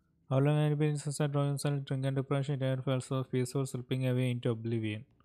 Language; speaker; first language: English; non-native, local second language; Malayalam